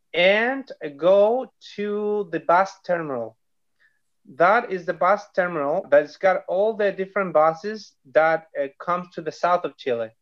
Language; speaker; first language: English; non-native, fluent; Spanish